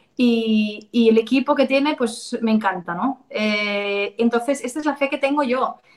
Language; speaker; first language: Spanish; non-native, fluent; Danish